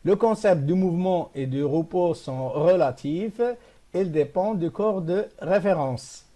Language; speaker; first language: French; non-native, local second language; Arabic